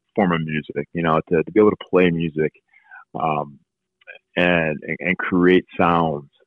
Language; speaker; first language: English; native; English